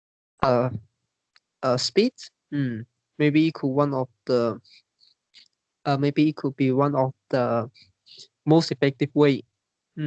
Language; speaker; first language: English; non-native, learner; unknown